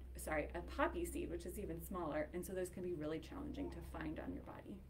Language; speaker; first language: English; native; English